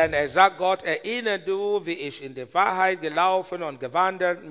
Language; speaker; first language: German; non-native, learner; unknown